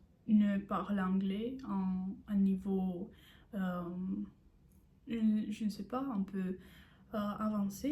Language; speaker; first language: French; non-native, learner; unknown